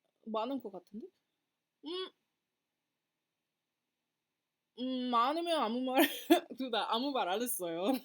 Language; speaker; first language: Korean; non-native, learner; English